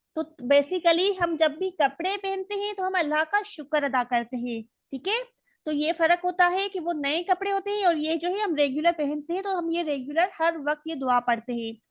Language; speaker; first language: Urdu; native; Urdu